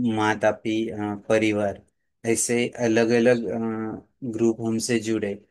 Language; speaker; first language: Hindi; non-native, local second language; Marathi